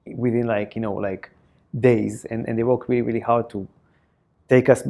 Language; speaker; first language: English; non-native, fluent; Hebrew